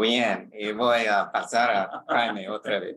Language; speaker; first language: Spanish; non-native, learner; English